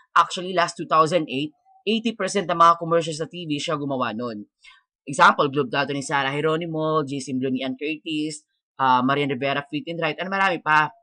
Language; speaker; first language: Filipino; non-native, local second language; Maranao